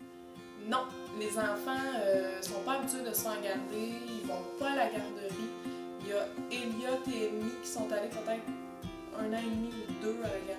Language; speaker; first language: French; native; French